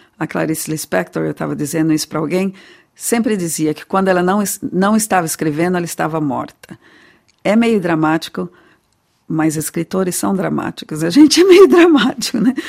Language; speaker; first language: Portuguese; native; Portuguese